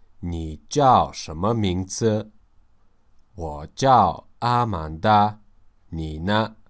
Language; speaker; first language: Chinese; non-native, learner; Russian